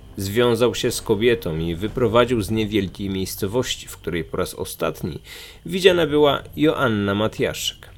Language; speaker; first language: Polish; native; Polish